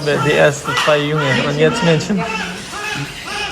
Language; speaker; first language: German; non-native, learner; Filipino